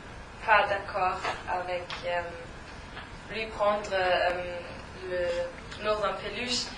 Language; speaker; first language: French; non-native, learner; German